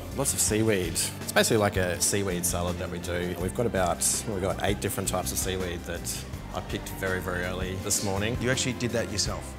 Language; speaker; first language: English; native; English